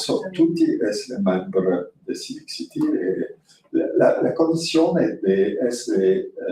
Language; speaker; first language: Italian; non-native, fluent; French